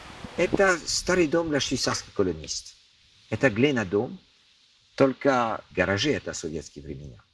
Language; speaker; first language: Russian; non-native, learner; French